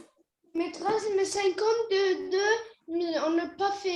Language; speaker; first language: French; non-native, local second language; Arabic